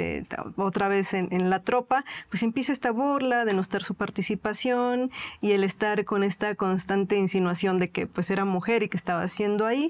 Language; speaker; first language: Spanish; native; Spanish